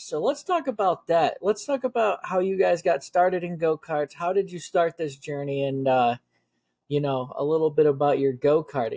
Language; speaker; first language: English; native; English